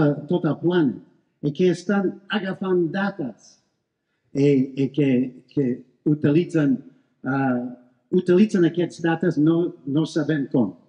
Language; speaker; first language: Catalan; non-native, fluent; English